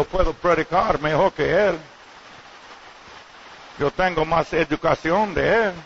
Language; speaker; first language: Spanish; non-native, learner; English